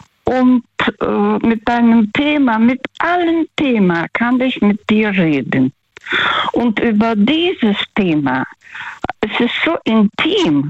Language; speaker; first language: German; non-native, fluent; Russian